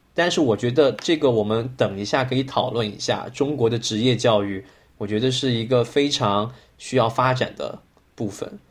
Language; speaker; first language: Chinese; native; Chinese